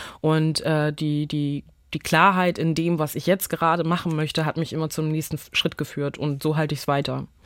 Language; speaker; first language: German; early bilingual, other home language; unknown